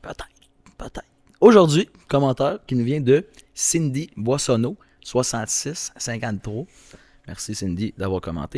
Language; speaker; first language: French; native; French